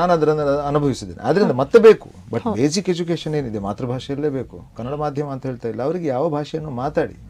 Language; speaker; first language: Kannada; non-native, local second language; Tulu